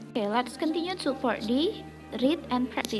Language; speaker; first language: English; non-native, fluent; Indonesian